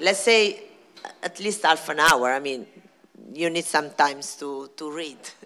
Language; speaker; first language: English; non-native, fluent; Italian